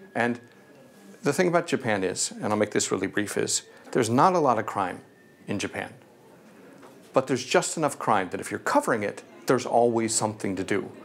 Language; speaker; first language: English; native; English